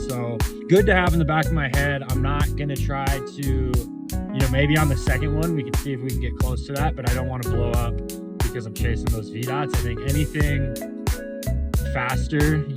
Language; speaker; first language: English; native; English